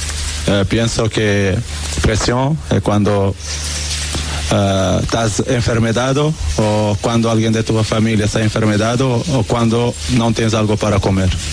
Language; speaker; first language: Spanish; non-native, learner; Portuguese